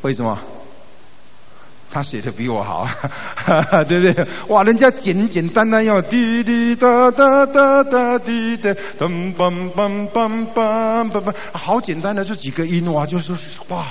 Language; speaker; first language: Chinese; native; Chinese